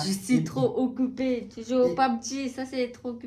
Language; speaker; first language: French; non-native, fluent; Tibetan